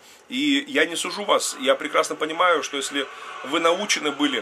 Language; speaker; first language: Russian; native; Russian